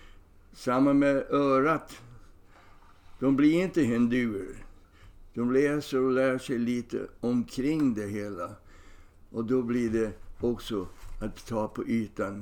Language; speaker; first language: Swedish; non-native, fluent; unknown